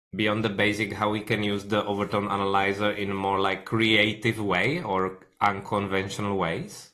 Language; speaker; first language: English; non-native, fluent; Czech